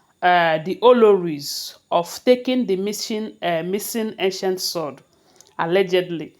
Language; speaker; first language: English; non-native, local second language; Yoruba